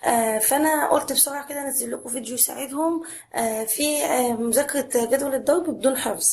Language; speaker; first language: Arabic; native; Arabic